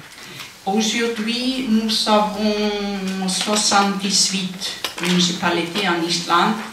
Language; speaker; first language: French; non-native, fluent; Icelandic